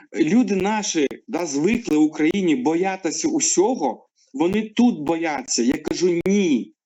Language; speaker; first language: Ukrainian; non-native, local second language; Russian